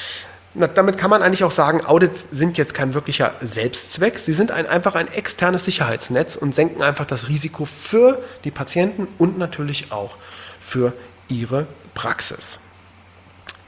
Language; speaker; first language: German; native; German